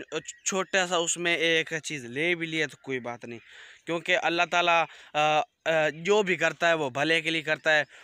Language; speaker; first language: Urdu; non-native, local second language; Punjabi